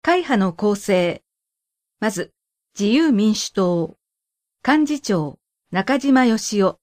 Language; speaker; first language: Japanese; native; Japanese